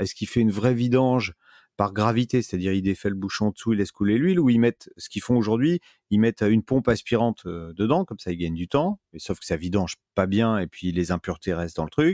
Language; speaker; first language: French; native; French